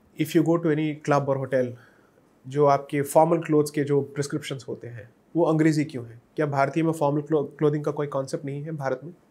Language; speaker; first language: Hindi; non-native, local second language; Tamil